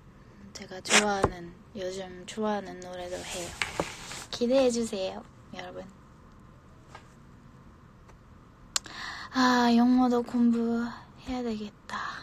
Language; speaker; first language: Korean; non-native, fluent; Japanese